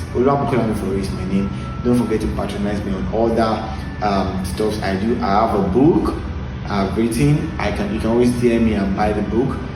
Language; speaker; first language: English; non-native, local second language; Yoruba